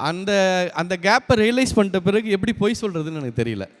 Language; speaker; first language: Tamil; native; Tamil